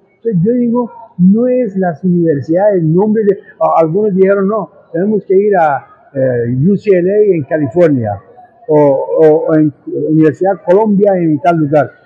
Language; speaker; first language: Spanish; non-native, fluent; Persian